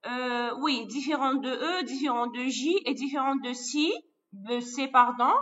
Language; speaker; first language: French; non-native, local second language; Arabic